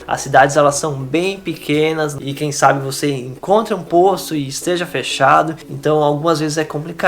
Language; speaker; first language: Portuguese; native; Portuguese